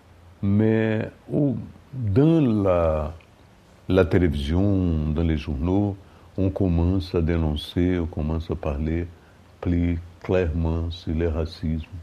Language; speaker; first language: French; non-native, fluent; Portuguese